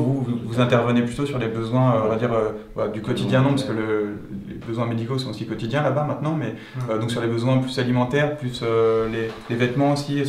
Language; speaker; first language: French; native; French